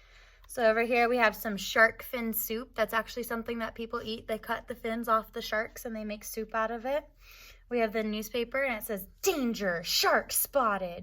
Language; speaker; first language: English; native; English